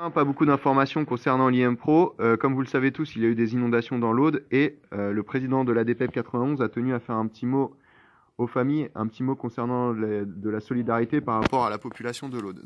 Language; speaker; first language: French; native; French